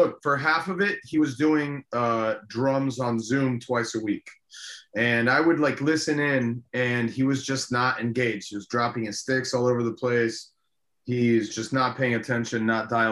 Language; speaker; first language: English; early bilingual, other home language; Spanish